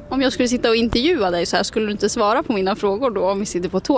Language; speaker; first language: Swedish; native; Swedish